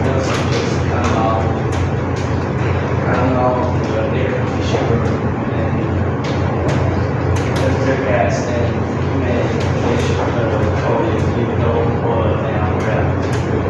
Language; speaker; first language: English; non-native, learner; Chinese